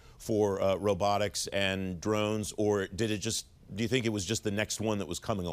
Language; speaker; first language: English; native; English